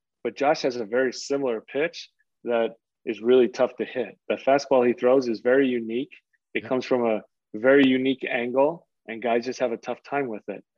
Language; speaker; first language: English; native; English